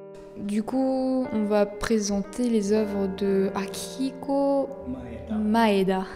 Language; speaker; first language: French; native; French